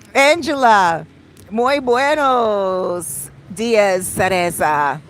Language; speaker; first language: Spanish; non-native, learner; English